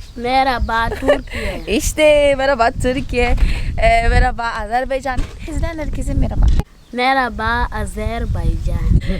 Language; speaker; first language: Turkish; non-native, fluent; Portuguese